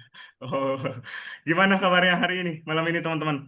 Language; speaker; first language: Indonesian; native; Indonesian